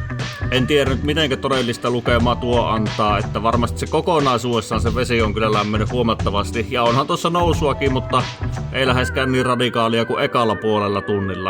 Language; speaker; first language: Finnish; native; Finnish